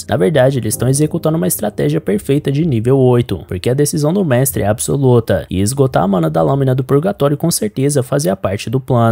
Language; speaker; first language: Portuguese; native; Portuguese